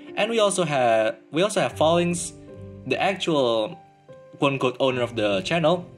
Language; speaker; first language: English; non-native, fluent; Indonesian